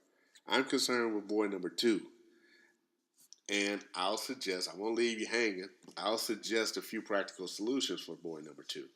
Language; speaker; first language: English; native; English